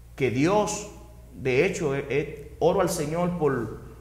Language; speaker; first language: Spanish; native; Spanish